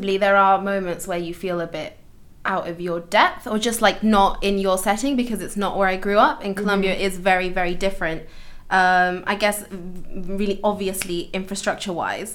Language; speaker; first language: English; native; English